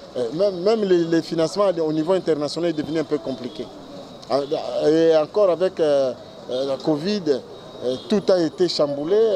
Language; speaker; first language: French; non-native, local second language; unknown